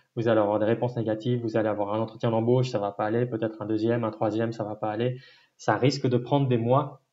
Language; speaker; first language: French; native; French